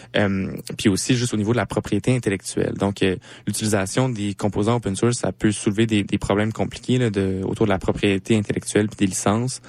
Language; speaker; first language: French; native; French